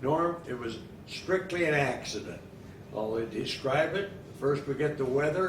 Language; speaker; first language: English; native; English